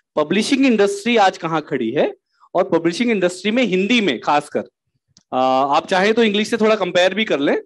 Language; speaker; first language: Hindi; native; Hindi